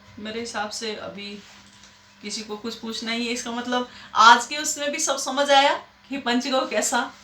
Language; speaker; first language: Hindi; native; Hindi